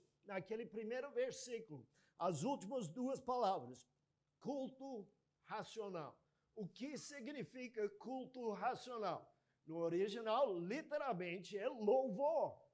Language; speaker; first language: Portuguese; non-native, fluent; English